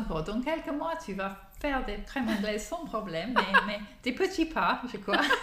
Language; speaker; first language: French; non-native, fluent; English